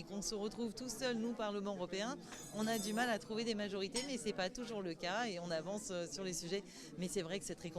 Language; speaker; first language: French; native; French